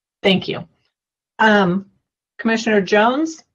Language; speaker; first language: English; native; English